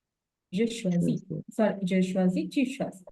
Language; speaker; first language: French; non-native, fluent; English